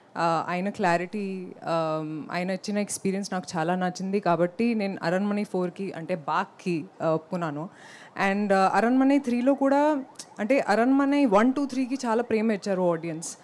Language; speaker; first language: Telugu; non-native, local second language; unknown